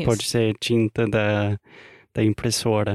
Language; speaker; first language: Portuguese; non-native, learner; English